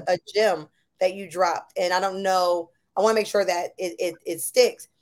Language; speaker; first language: English; native; English